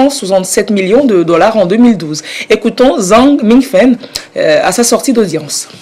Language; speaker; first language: French; native; French